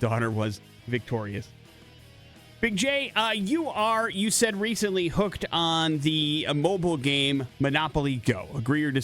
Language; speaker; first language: English; native; English